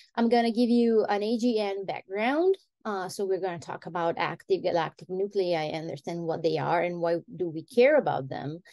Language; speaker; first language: English; non-native, fluent; Italian